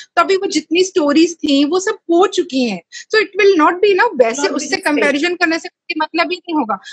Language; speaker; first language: Hindi; native; Hindi